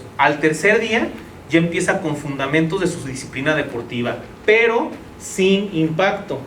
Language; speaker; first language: Spanish; native; Spanish